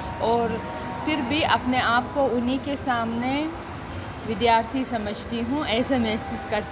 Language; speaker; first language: Hindi; non-native, fluent; Uzbek